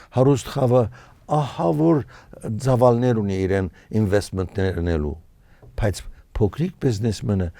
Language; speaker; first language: Armenian; early bilingual, heritage; Armenian